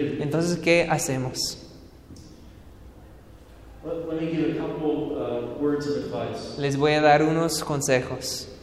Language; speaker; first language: Spanish; non-native, fluent; English